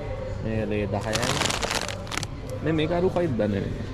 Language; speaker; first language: Sinhala; native; Sinhala